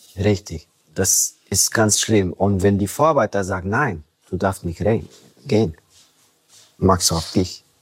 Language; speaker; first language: German; non-native, learner; Romanian